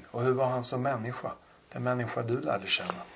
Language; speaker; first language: Swedish; native; Swedish